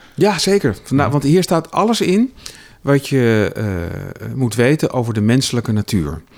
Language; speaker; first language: Dutch; native; Dutch